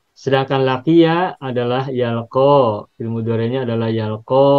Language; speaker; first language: Indonesian; native; Indonesian